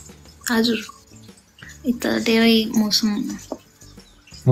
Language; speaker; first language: Nepali; non-native, learner; Hindi